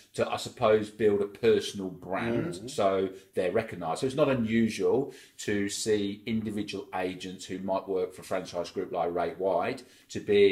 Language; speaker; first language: English; native; English